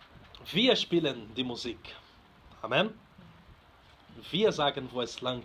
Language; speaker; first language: German; non-native, fluent; Portuguese